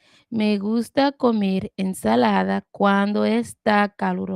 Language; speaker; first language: Spanish; non-native, learner; English